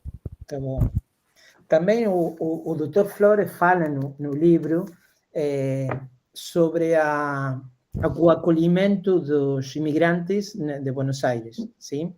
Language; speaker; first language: Portuguese; non-native, fluent; Spanish